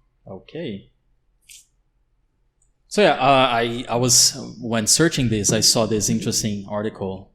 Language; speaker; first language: English; non-native, fluent; Portuguese